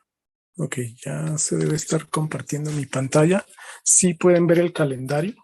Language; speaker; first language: Spanish; native; Spanish